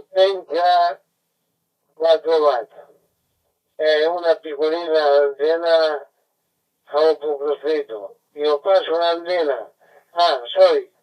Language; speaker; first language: Italian; non-native, learner; Greek